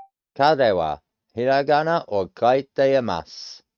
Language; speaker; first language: Japanese; non-native, learner; English